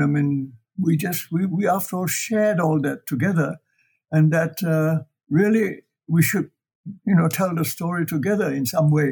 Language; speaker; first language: English; non-native, local second language; Chinese